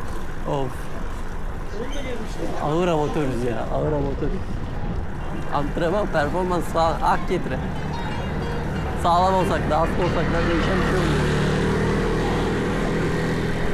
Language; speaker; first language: Turkish; native; Turkish